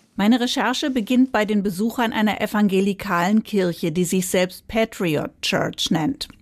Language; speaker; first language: German; native; German